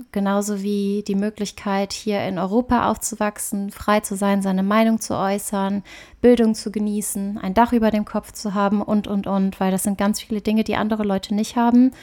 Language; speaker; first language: German; native; German